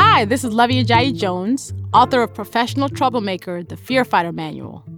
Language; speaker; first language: English; non-native, local second language; Yoruba